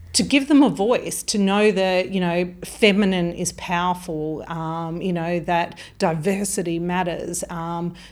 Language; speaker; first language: English; native; English